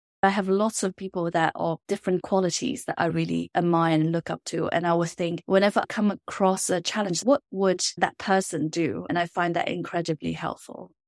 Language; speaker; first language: English; non-native, local second language; Chinese